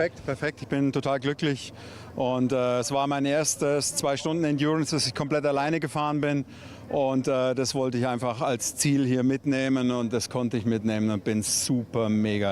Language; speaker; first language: German; native; German